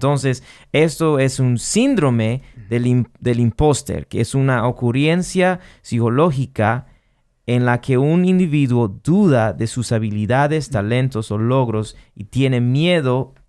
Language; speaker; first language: Spanish; non-native, fluent; English